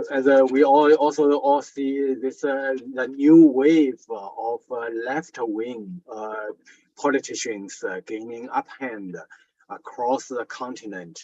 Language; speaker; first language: English; non-native, fluent; Chinese